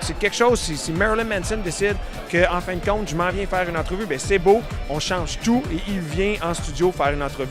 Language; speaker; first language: French; native; French